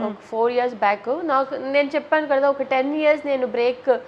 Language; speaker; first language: Telugu; non-native, learner; Tamil